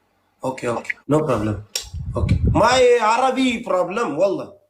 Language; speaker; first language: Arabic; non-native, learner; Pashto